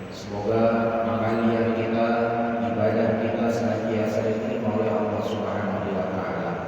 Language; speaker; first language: Indonesian; native; Indonesian